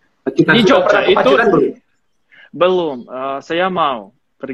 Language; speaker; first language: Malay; non-native, fluent; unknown